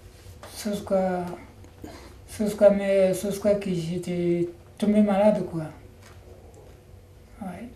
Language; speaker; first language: French; non-native, learner; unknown